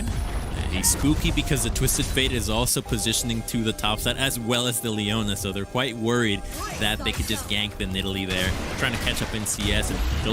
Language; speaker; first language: English; native; English